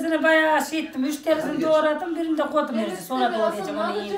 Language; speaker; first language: Turkish; native; Turkish